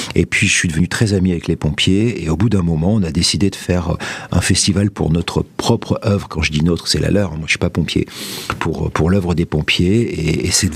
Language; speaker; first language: French; native; French